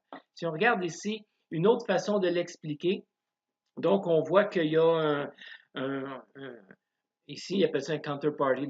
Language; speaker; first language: French; native; French